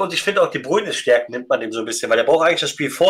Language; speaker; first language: German; native; German